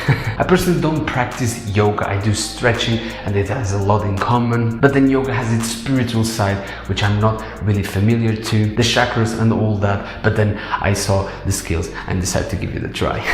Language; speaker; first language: English; non-native, fluent; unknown